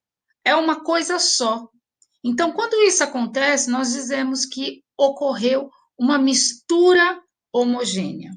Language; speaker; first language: Portuguese; native; Portuguese